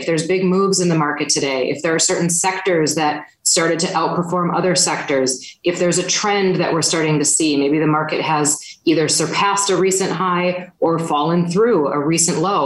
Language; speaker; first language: English; native; English